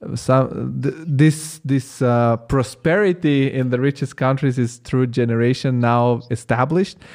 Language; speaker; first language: English; non-native, fluent; Italian